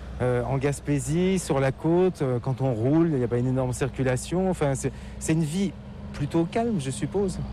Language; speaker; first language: French; native; French